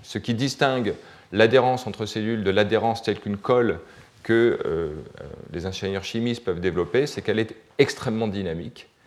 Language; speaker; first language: French; native; French